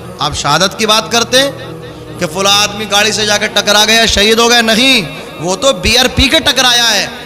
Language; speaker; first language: Urdu; native; Urdu